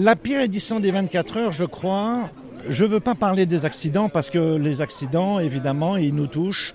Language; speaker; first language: French; native; French